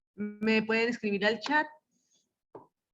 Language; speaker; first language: Spanish; native; Spanish